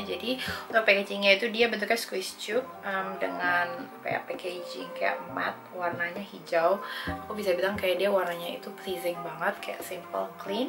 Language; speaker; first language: Indonesian; native; Indonesian